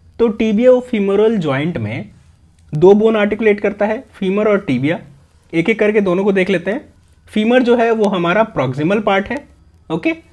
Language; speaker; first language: Hindi; native; Hindi